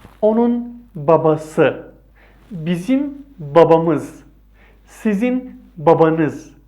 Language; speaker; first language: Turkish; non-native, fluent; Persian